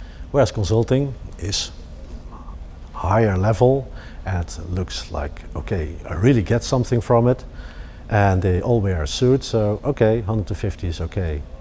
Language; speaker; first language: English; non-native, fluent; Dutch